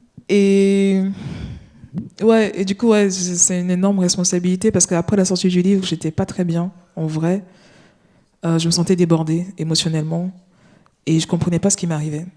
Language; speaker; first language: French; native; French